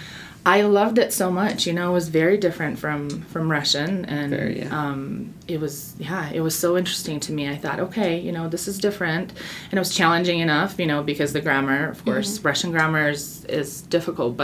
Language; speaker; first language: English; non-native, fluent; Russian